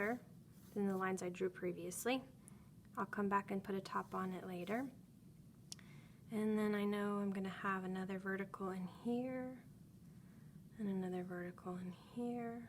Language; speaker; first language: English; native; English